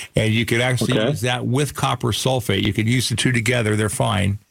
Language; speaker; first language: English; native; English